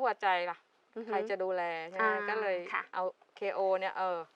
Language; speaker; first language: Thai; native; Thai